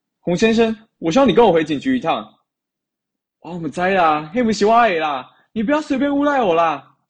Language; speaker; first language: Chinese; native; Chinese